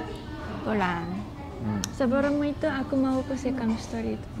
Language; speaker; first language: Indonesian; non-native, learner; Japanese